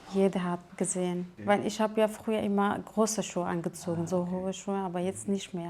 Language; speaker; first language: German; non-native, fluent; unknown